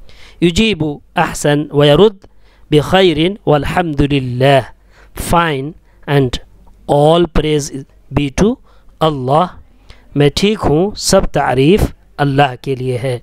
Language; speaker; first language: Urdu; native; Urdu